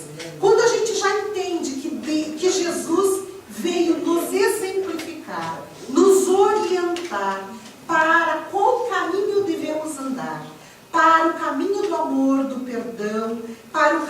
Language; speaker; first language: Portuguese; native; Portuguese